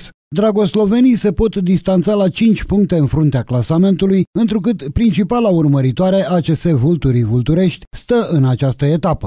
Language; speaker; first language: Romanian; native; Romanian